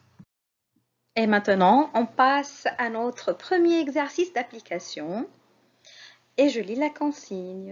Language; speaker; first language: French; non-native, local second language; Arabic